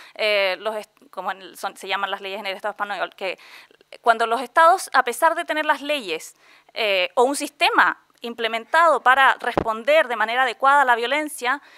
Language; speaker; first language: Spanish; native; Spanish